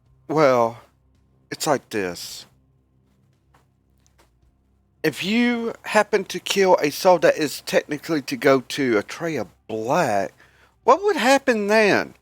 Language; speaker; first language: English; native; English